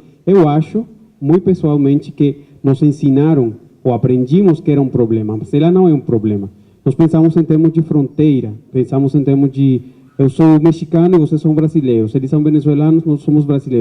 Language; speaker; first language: Portuguese; non-native, fluent; Spanish